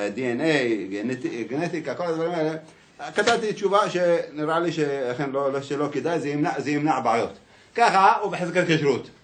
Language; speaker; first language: Hebrew; early bilingual, other home language; Arabic